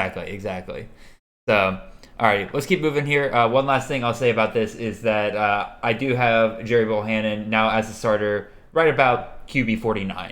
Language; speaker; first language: English; native; English